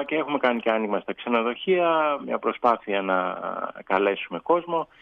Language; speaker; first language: Greek; early bilingual, other home language; English